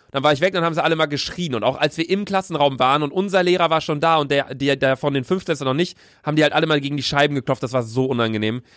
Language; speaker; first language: German; native; German